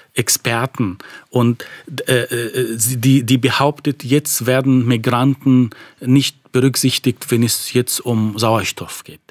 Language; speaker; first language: German; non-native, fluent; Arabic